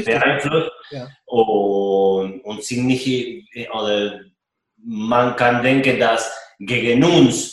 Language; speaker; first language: German; non-native, fluent; Spanish